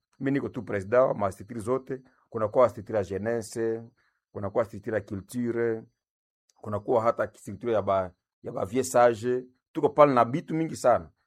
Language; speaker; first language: Swahili; non-native, local second language; Nande